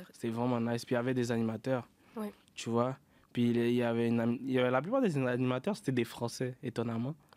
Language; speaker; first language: French; native; French